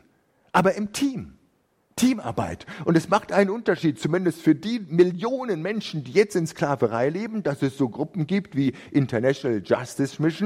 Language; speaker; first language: German; native; German